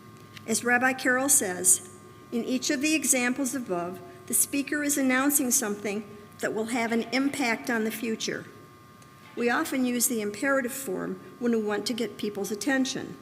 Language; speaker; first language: English; native; English